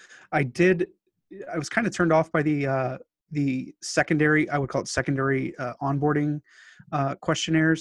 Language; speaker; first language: English; native; English